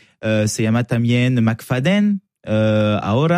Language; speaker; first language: Spanish; non-native, learner; French